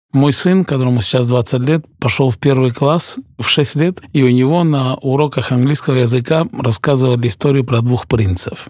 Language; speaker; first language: Russian; early bilingual, heritage; Russian